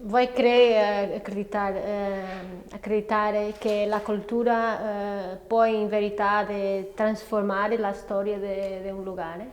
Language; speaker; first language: Italian; non-native, learner; Spanish